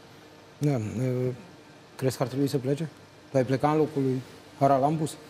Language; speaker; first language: Romanian; native; Romanian